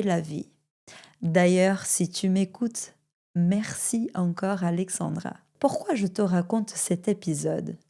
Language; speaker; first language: French; non-native, fluent; Portuguese